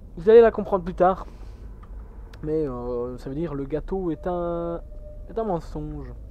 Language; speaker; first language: French; native; French